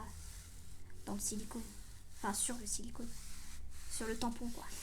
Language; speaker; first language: French; native; French